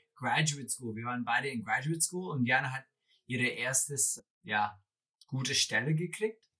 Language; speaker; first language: German; non-native, fluent; English